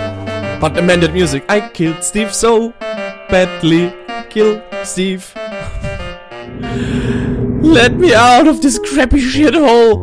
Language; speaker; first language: English; non-native, fluent; German